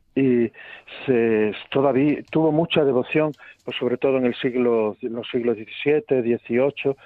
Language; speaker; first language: Spanish; native; Spanish